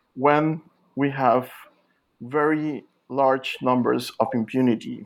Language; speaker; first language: English; non-native, fluent; Spanish